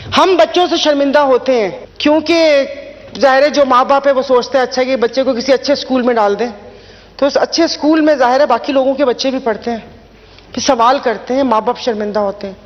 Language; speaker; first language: Urdu; non-native, local second language; Sindhi